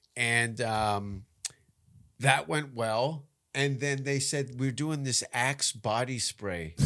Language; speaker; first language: English; native; English